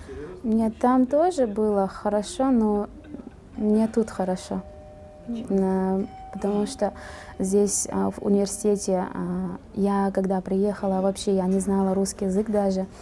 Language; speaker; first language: Russian; non-native, fluent; Uzbek